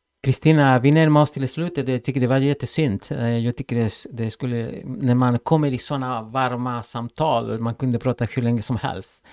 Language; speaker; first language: Swedish; non-native, fluent; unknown